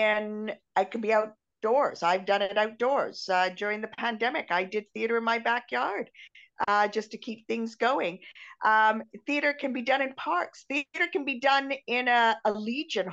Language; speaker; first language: English; native; English